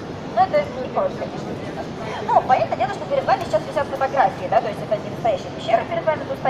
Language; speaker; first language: Russian; native; Russian